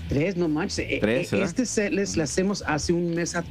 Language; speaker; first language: Spanish; early bilingual, heritage; Spanish